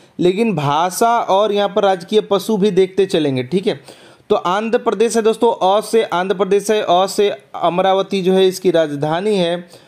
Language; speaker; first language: Hindi; native; Hindi